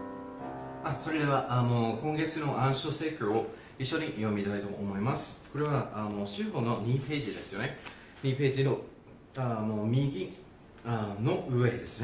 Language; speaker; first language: Japanese; non-native, fluent; English